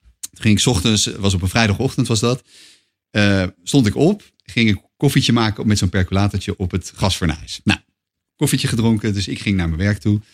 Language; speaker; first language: Dutch; native; Dutch